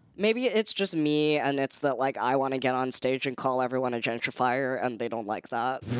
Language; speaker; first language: English; native; English